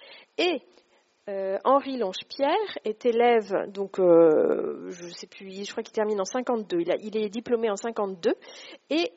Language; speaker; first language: French; native; French